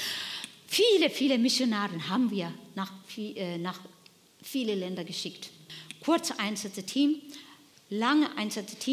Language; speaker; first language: German; non-native, learner; Nepali